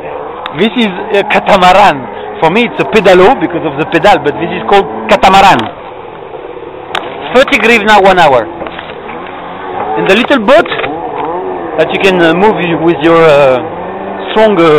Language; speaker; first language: English; non-native, fluent; French